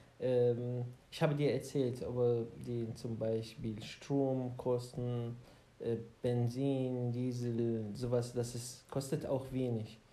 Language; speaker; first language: German; non-native, learner; Arabic